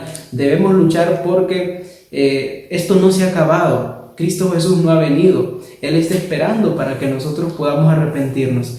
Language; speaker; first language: Spanish; native; Spanish